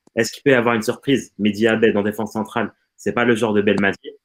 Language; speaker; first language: French; non-native, local second language; Arabic